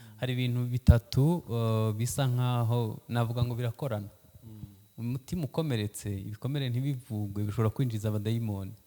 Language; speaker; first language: Kinyarwanda; early bilingual, heritage; Kinyarwanda